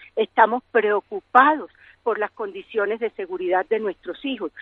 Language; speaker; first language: Spanish; native; Spanish